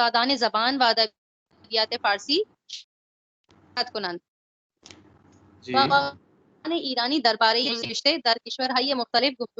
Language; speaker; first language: Persian; non-native, learner; Urdu